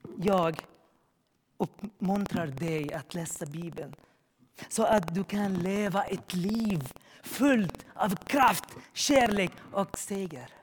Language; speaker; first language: Swedish; non-native, learner; Arabic